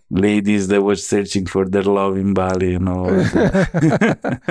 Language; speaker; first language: English; non-native, fluent; Italian